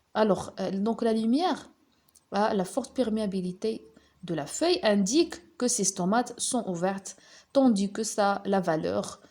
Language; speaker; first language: French; non-native, local second language; Arabic